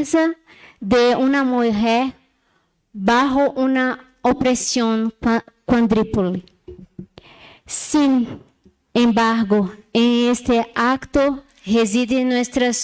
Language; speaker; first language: Spanish; non-native, learner; Portuguese